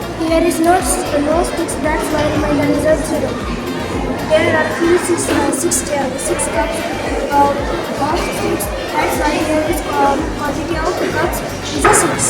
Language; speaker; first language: English; non-native, learner; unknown